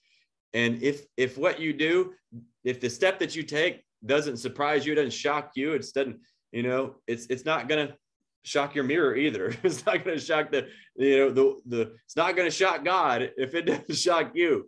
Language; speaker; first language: English; native; English